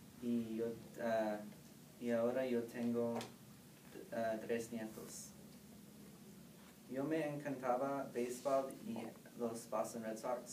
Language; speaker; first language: Spanish; non-native, learner; English